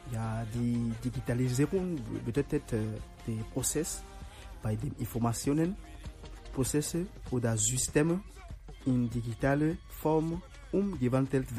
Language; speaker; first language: German; non-native, learner; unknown